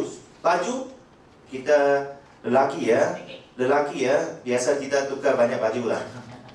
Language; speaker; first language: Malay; non-native, local second language; Chinese